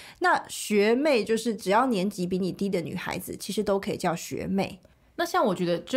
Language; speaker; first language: Chinese; native; Chinese